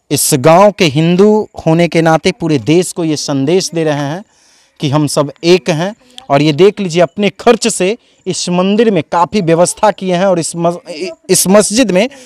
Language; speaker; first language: Hindi; native; Hindi